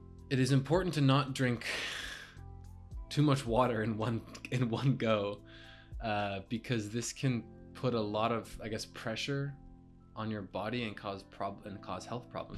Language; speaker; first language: English; native; English